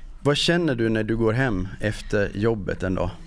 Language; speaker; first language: Swedish; native; Swedish